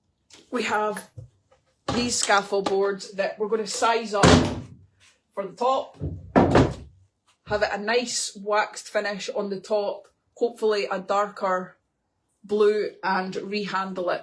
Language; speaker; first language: English; native; English